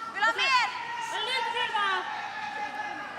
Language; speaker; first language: Swedish; native; Swedish